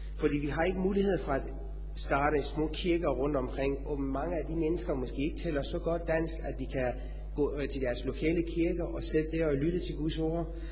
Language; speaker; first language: Danish; non-native, fluent; Persian